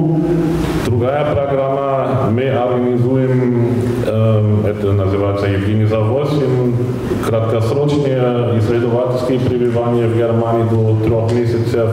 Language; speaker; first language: Russian; non-native, fluent; German